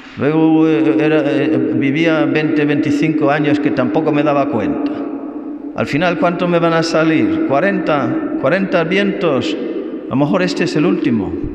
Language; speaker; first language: Spanish; non-native, fluent; English